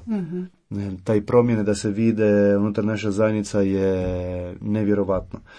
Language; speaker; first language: Croatian; non-native, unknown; Italian